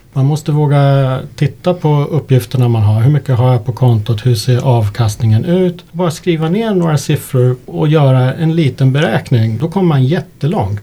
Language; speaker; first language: Swedish; early bilingual, other home language; English